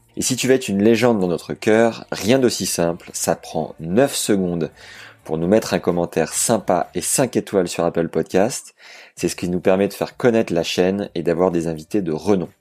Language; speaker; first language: French; native; French